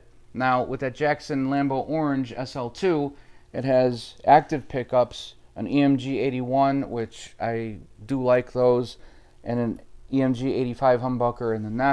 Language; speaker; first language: English; native; English